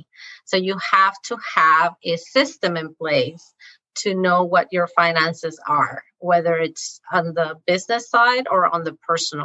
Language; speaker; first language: English; non-native, fluent; Spanish